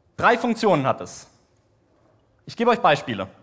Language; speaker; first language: German; native; German